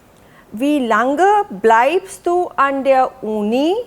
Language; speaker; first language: German; non-native, fluent; Hindi